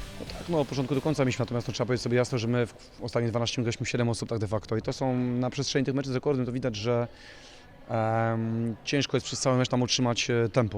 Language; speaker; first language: Polish; native; Polish